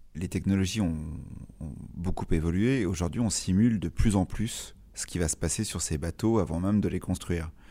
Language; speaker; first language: French; native; French